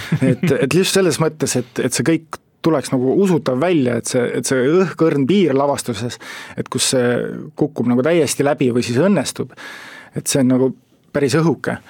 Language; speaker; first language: Estonian; native; Estonian